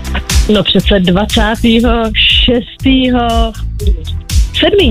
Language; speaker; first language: Czech; native; Czech